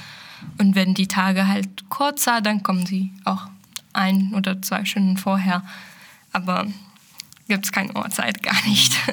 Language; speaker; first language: German; non-native, fluent; Arabic